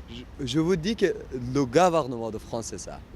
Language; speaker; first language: French; non-native, learner; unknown